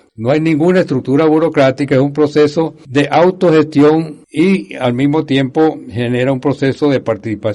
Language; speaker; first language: Spanish; native; Spanish